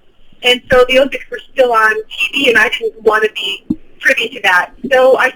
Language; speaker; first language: English; native; English